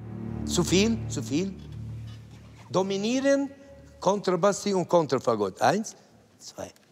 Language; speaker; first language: German; non-native, fluent; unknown